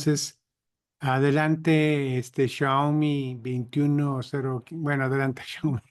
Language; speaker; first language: Spanish; native; Spanish